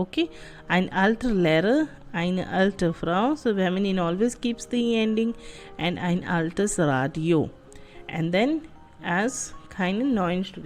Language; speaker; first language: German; non-native, fluent; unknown